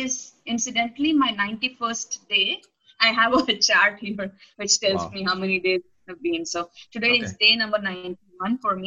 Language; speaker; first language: English; non-native, local second language; Telugu